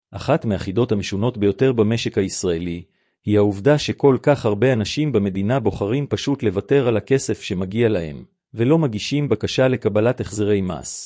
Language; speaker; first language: Hebrew; native; Hebrew